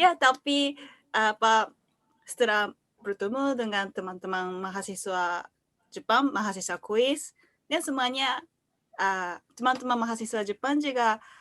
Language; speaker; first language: Indonesian; non-native, fluent; Japanese